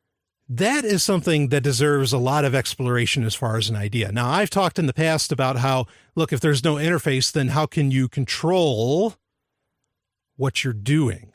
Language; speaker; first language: English; native; English